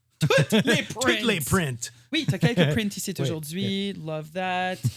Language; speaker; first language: French; native; French